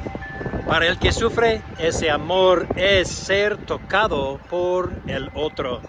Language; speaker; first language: Spanish; non-native, fluent; English